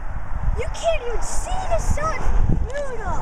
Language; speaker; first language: English; native; English